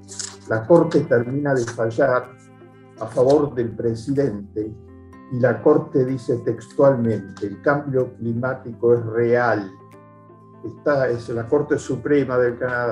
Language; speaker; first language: Spanish; native; Spanish